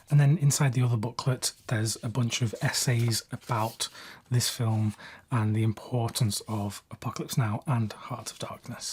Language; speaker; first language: English; native; English